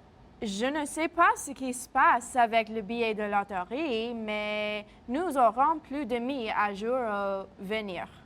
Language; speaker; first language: French; non-native, local second language; English